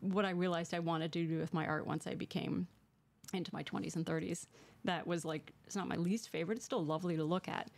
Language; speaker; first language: English; native; English